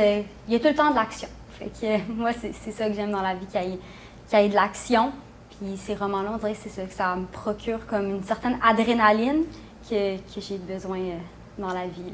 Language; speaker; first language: French; native; French